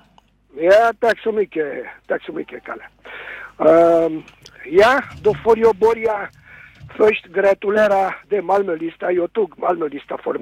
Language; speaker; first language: Swedish; non-native, fluent; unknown